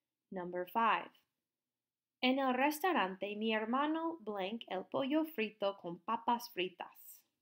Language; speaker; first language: Spanish; non-native, fluent; English